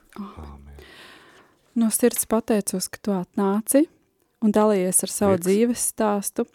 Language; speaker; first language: Latvian; native; Latvian